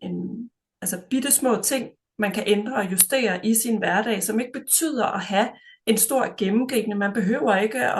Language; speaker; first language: Danish; native; Danish